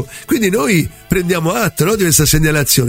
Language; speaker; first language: Italian; native; Italian